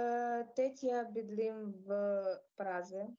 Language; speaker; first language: Czech; non-native, learner; Ukrainian